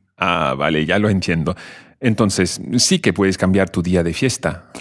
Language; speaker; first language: Spanish; non-native, fluent; English